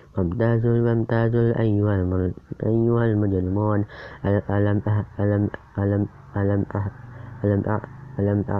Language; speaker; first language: Arabic; non-native, learner; Indonesian